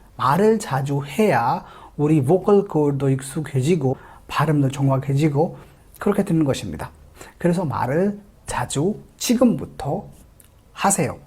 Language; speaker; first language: Korean; non-native, fluent; Hindi